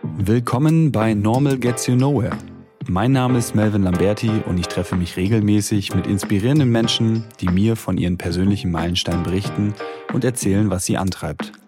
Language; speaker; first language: German; native; German